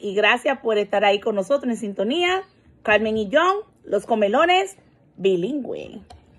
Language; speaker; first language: Spanish; early bilingual, heritage; Spanish